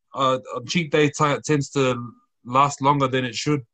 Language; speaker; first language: English; native; English